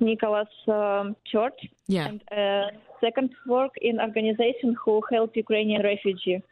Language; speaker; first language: English; non-native, learner; Ukrainian